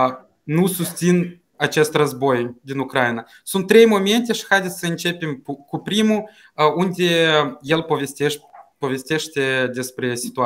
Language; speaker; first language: Romanian; non-native, local second language; Russian